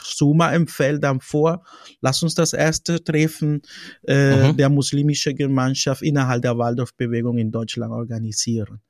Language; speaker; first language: German; non-native, fluent; Spanish